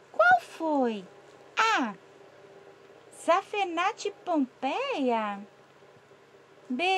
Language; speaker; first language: Portuguese; native; Portuguese